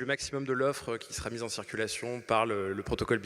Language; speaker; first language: French; native; French